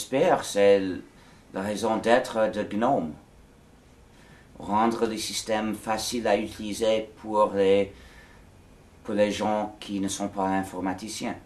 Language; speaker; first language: French; non-native, fluent; English